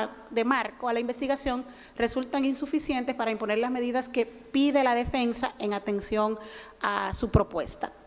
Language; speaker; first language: Spanish; native; Spanish